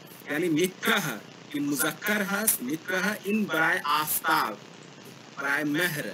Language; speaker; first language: Persian; non-native, learner; Hindi